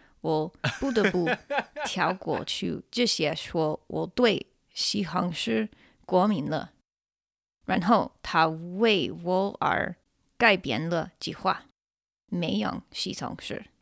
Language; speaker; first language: Chinese; non-native, fluent; English